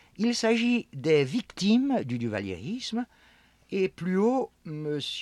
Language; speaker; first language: French; native; French